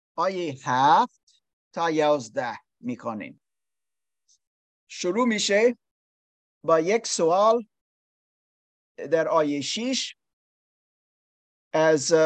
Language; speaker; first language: Persian; non-native, learner; English